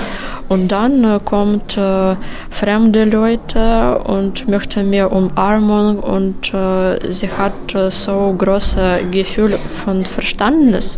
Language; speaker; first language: German; non-native, learner; Ukrainian